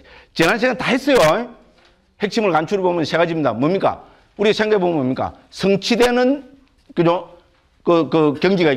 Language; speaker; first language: Korean; native; Korean